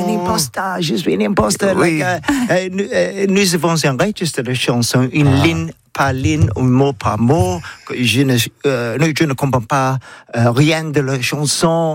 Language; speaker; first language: French; non-native, learner; English